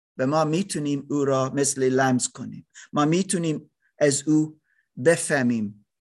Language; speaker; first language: Persian; non-native, learner; German